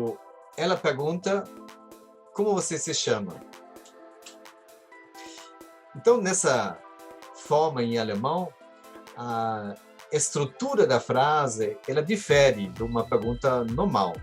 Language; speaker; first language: Portuguese; non-native, fluent; German